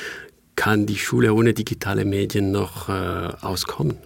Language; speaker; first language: German; non-native, fluent; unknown